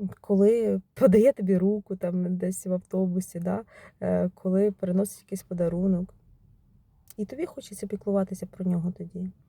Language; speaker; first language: Ukrainian; non-native, local second language; Russian